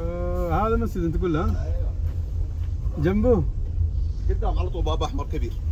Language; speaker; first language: Arabic; non-native, learner; Malayalam